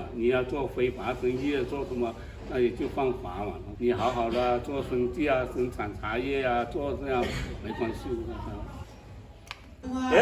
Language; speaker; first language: Chinese; early bilingual, heritage; Chinese